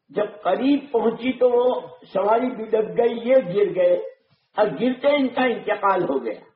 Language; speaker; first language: Urdu; non-native, local second language; Gujarati